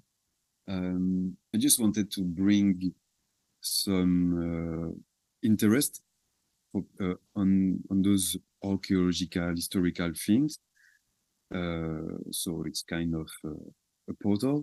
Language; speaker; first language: English; non-native, fluent; French